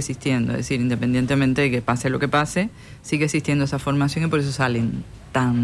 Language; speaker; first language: Spanish; native; Spanish